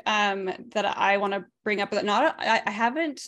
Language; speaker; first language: English; native; English